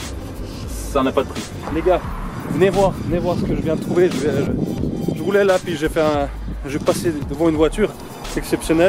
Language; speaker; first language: French; native; French